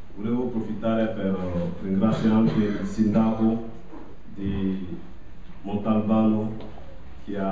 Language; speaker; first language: Italian; non-native, learner; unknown